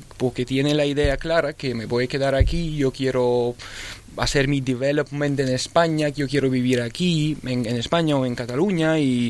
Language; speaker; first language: Spanish; early bilingual, other home language; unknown